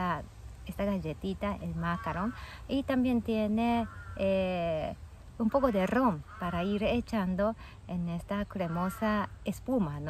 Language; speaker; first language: Spanish; non-native, fluent; Japanese